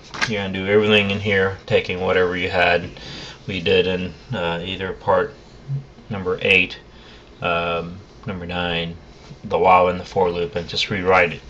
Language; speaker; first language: English; native; English